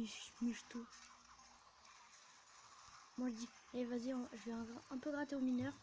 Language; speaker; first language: French; native; French